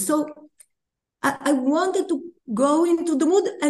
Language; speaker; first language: English; non-native, fluent; Hebrew